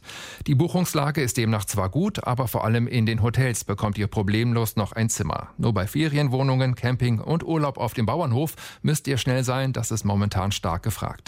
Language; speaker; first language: German; native; German